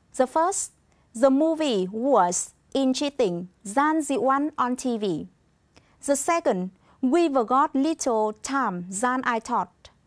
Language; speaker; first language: English; non-native, fluent; Vietnamese